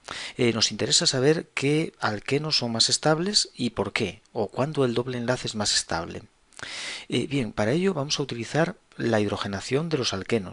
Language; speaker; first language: Spanish; native; Spanish